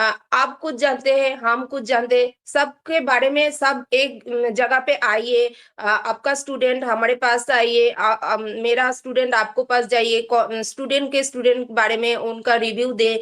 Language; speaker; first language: Hindi; non-native, local second language; Bangla